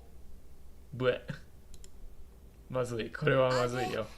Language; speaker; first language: Japanese; non-native, fluent; English